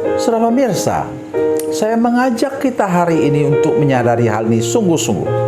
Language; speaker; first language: Indonesian; non-native, local second language; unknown